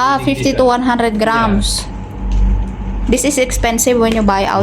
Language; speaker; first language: English; non-native, local second language; Filipino